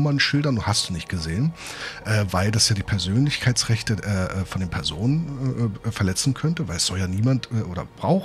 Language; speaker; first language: German; native; German